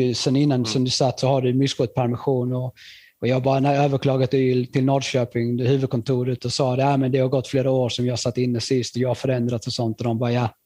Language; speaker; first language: Swedish; early bilingual, other home language; Spanish